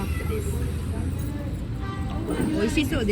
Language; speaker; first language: Japanese; non-native, learner; Sinhala